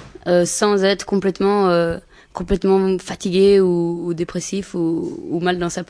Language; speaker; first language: French; native; French